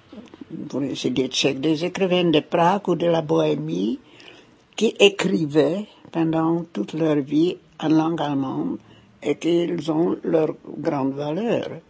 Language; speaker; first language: French; non-native, fluent; German